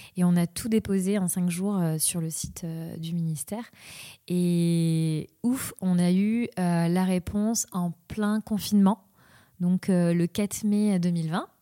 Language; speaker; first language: French; native; French